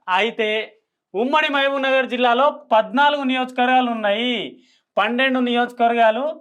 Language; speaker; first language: Telugu; non-native, local second language; Lambadi